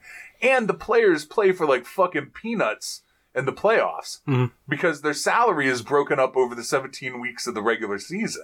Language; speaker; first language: English; native; English